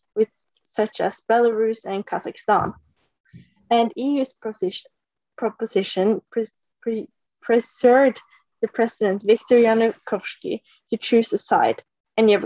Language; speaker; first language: English; non-native, fluent; Norwegian